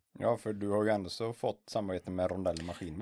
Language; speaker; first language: Swedish; native; Swedish